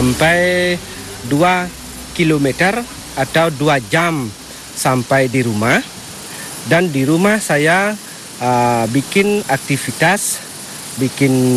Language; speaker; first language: Indonesian; non-native, local second language; Balinese